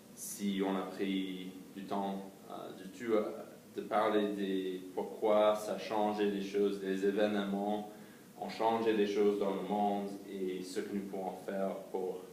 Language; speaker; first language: French; non-native, fluent; English